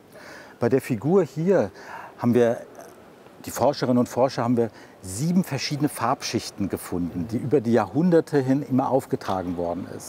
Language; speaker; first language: German; native; German